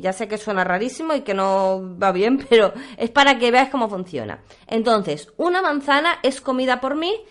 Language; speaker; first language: Spanish; native; Spanish